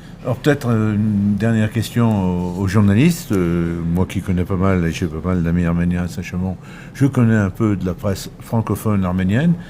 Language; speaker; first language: French; native; French